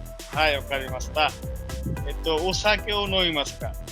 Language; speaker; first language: Japanese; non-native, fluent; Bangla